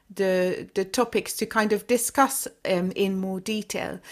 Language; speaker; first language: English; non-native, fluent; Dutch